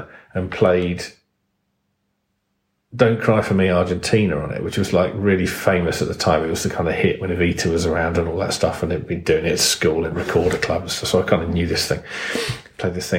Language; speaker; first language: English; native; English